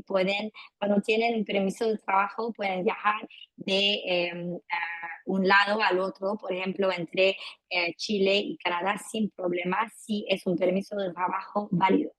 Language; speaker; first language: Spanish; non-native, fluent; French